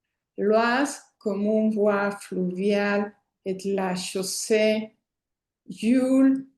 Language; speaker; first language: French; non-native, learner; Spanish